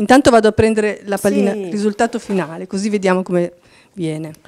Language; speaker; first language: Italian; native; Italian